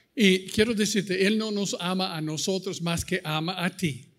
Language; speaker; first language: Spanish; non-native, fluent; English